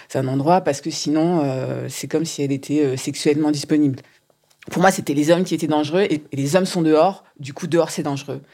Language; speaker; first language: French; native; French